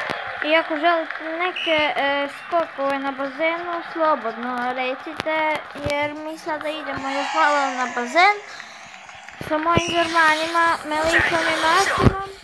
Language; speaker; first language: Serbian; early bilingual, heritage; Croatian